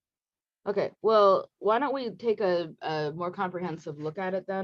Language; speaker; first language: English; native; English